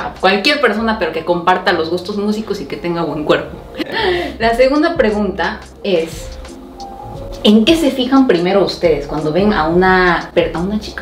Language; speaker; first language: Spanish; non-native, fluent; Korean